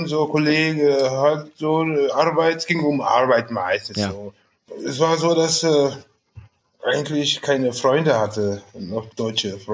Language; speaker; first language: German; non-native, fluent; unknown